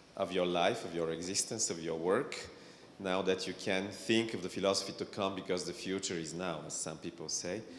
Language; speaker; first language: English; non-native, fluent; Bulgarian